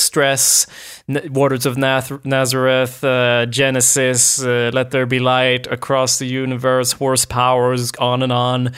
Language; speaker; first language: English; non-native, fluent; Swedish